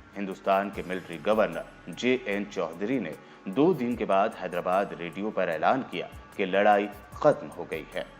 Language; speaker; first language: Urdu; native; Urdu